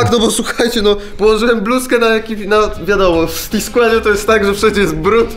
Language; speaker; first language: Polish; native; Polish